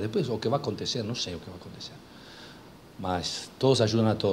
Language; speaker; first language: Portuguese; non-native, fluent; Spanish